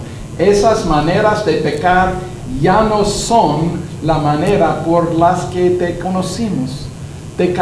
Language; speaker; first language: Spanish; non-native, learner; English